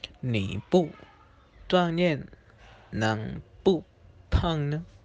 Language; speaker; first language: Chinese; non-native, learner; Spanish